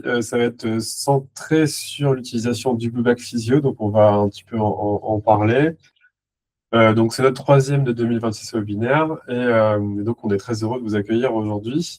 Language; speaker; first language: French; native; French